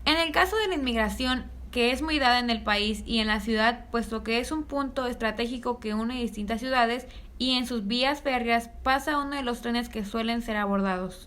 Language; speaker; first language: Spanish; native; Spanish